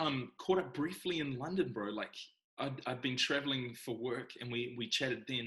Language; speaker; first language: English; native; English